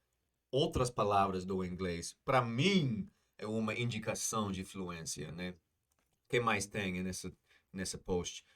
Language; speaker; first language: Portuguese; non-native, fluent; English